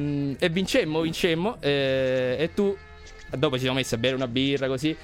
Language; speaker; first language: Italian; native; Italian